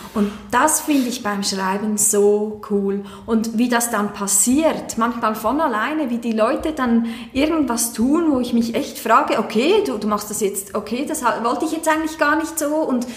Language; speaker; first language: German; native; German